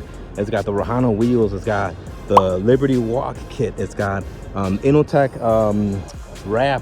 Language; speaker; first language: English; native; English